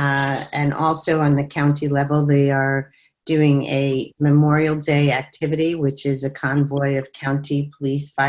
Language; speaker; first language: English; native; English